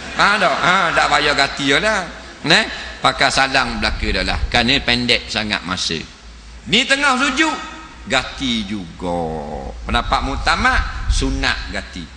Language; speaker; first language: Malay; native; Malay